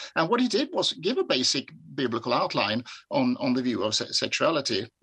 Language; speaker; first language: English; non-native, fluent; Swedish